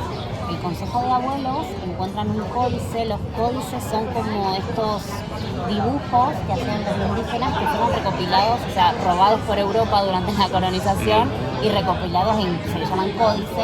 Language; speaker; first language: Spanish; native; Spanish